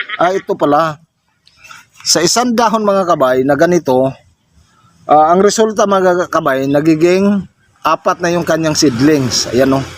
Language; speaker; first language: Filipino; non-native, local second language; Cebuano